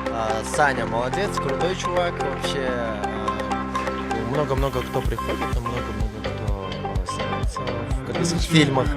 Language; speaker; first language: Russian; non-native, local second language; Kyrgyz